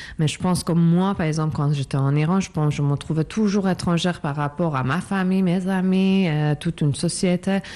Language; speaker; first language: French; non-native, fluent; Persian